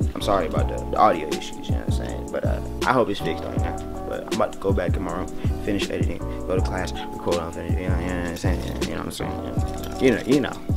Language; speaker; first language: English; native; English